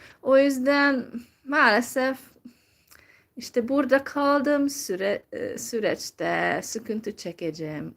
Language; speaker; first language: Turkish; non-native, fluent; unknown